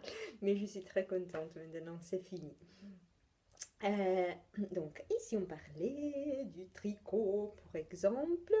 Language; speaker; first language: French; non-native, fluent; Italian